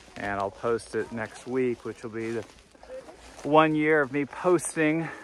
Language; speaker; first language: English; native; English